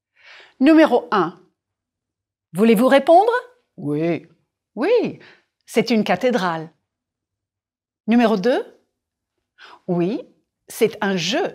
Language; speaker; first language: French; non-native, fluent; English